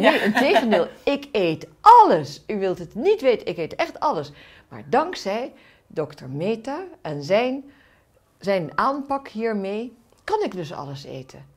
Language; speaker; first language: Dutch; native; Dutch